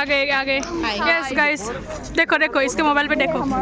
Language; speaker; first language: Hindi; non-native, local second language; Assamese